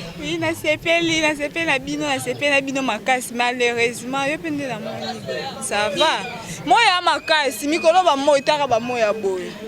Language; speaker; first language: Lingala; non-native, local second language; Kituba (Democratic Republic of Congo)